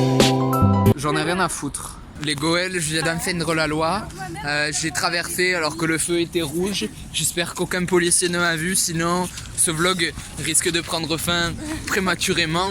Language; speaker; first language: French; native; French